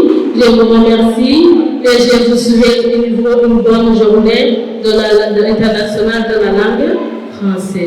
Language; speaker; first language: French; non-native, local second language; Kinyarwanda